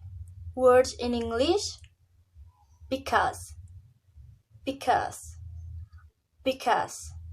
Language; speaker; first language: English; non-native, learner; Indonesian